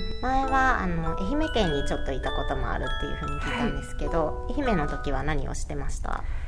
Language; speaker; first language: Japanese; native; Japanese